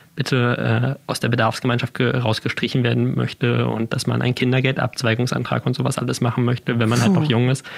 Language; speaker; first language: German; native; German